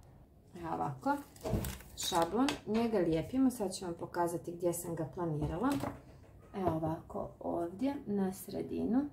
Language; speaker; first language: Croatian; native; Croatian